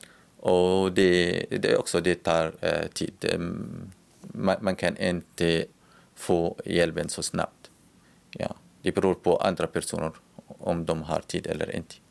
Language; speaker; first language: Swedish; non-native, learner; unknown